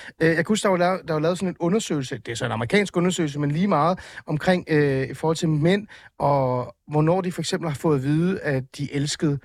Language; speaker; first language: Danish; early bilingual, other home language; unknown